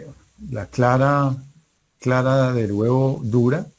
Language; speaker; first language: Spanish; native; Spanish